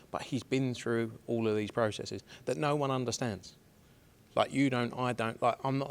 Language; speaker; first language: English; native; English